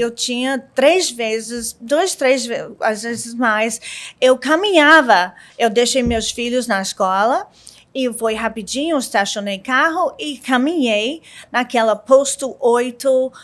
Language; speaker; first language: Portuguese; non-native, learner; English